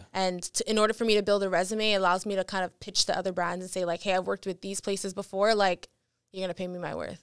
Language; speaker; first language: English; native; English